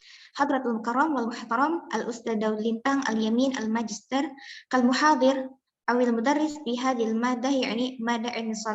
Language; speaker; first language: Arabic; non-native, learner; Indonesian